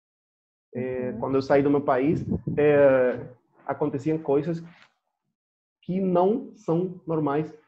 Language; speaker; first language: Portuguese; non-native, fluent; Spanish